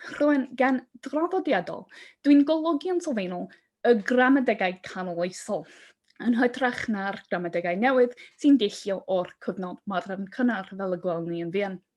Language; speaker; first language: Welsh; non-native, fluent; English